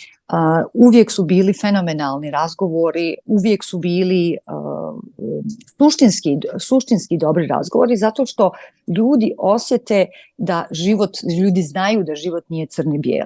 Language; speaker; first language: Croatian; native; Croatian